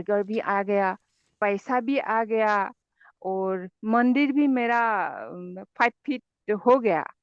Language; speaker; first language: Hindi; non-native, local second language; Assamese